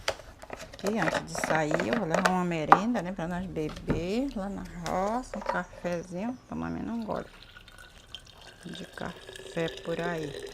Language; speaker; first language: Portuguese; non-native, local second language; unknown